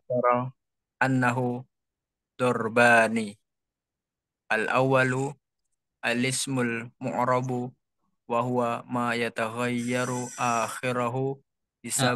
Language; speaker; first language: Arabic; non-native, learner; Indonesian